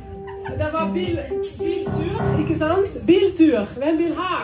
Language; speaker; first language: Norwegian; non-native, fluent; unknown